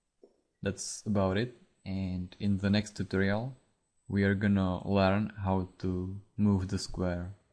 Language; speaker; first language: English; non-native, fluent; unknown